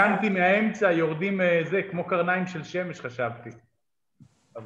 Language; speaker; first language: Hebrew; native; Hebrew